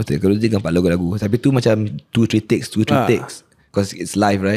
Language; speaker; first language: English; non-native, local second language; Malay